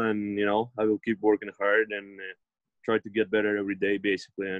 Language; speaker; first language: English; non-native, fluent; Russian